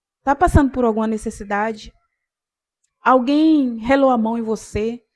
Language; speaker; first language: Portuguese; native; Portuguese